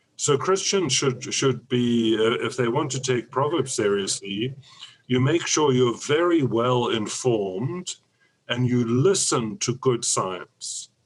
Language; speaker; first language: English; native; English